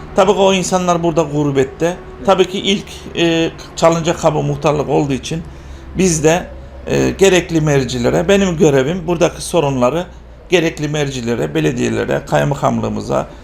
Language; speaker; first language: Turkish; native; Turkish